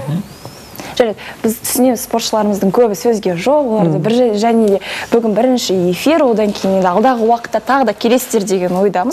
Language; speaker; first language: Kazakh; native; Kazakh